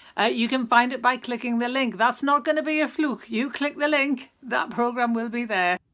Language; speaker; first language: English; native; English